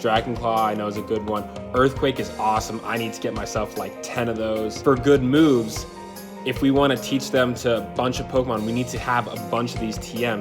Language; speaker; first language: English; native; English